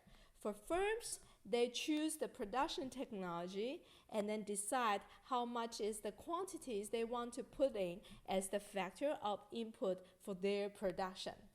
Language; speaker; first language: English; non-native, fluent; Chinese